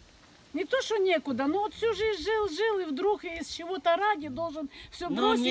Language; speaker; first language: Russian; native; Russian